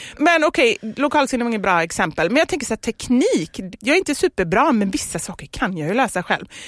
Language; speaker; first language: Swedish; native; Swedish